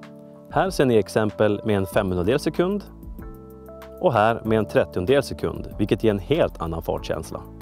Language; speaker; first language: Swedish; native; Swedish